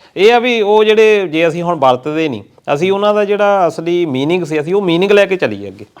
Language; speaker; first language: Punjabi; native; Punjabi